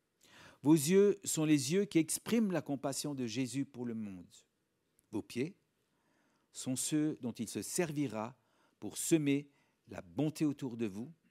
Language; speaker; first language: French; native; French